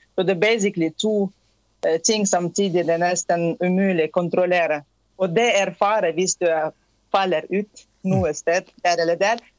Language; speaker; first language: Norwegian; non-native, fluent; Tatar